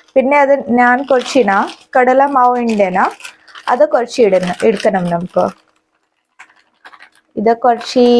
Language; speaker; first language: Malayalam; non-native, local second language; Hindi